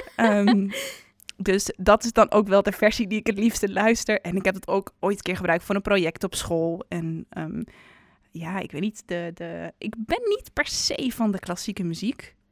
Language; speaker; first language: Dutch; native; Dutch